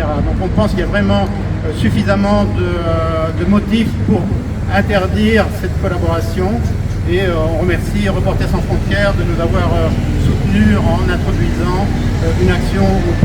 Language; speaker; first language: French; native; French